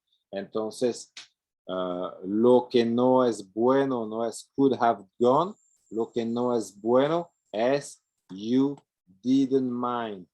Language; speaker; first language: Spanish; non-native, fluent; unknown